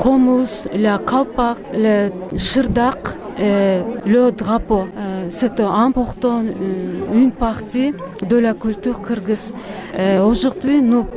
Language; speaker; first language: French; non-native, learner; Kyrgyz